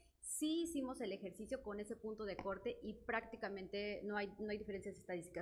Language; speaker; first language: Spanish; native; Spanish